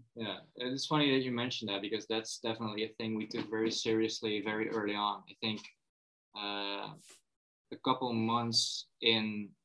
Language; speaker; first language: English; non-native, fluent; Dutch